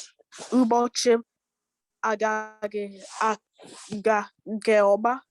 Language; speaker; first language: Igbo; early bilingual, heritage; Igbo